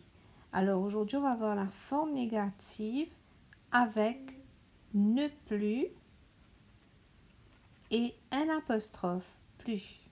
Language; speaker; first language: French; non-native, local second language; Morisyen